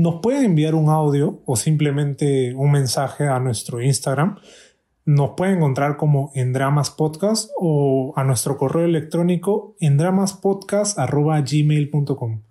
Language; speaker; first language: Spanish; native; Spanish